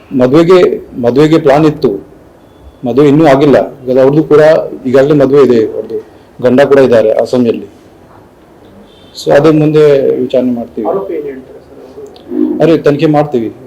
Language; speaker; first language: Kannada; non-native, local second language; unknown